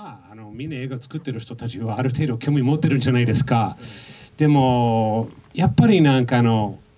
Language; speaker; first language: Japanese; non-native, fluent; English